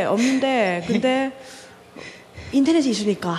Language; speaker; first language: Korean; non-native, fluent; Finnish